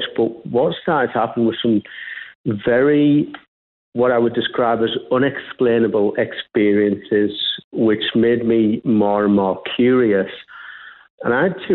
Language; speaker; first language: English; native; English